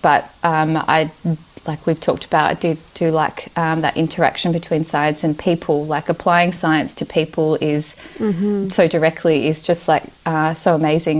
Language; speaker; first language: English; early bilingual, other home language; Romanian